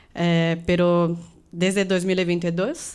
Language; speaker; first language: Spanish; non-native, fluent; Portuguese